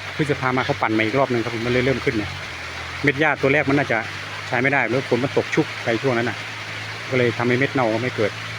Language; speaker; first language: Thai; non-native, local second language; Northeastern Thai